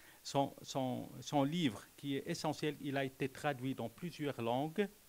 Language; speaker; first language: French; non-native, local second language; Arabic